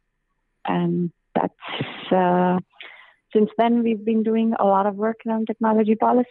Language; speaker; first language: English; non-native, local second language; Hindi